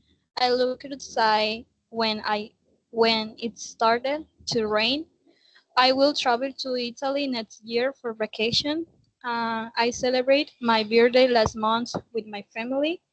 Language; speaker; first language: English; non-native, learner; Spanish